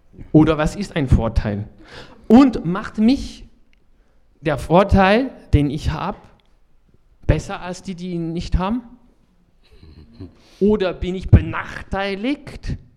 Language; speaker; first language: German; non-native, fluent; French